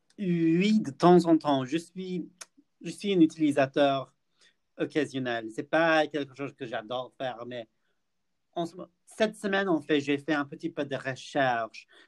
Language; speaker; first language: French; non-native, fluent; English